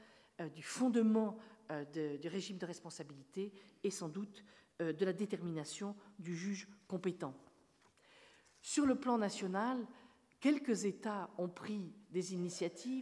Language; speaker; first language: French; native; French